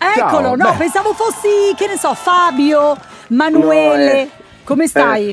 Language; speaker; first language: Italian; native; Italian